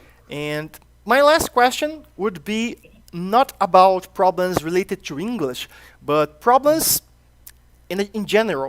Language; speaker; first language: English; non-native, fluent; Portuguese